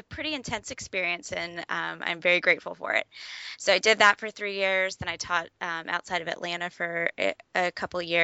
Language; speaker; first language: English; native; English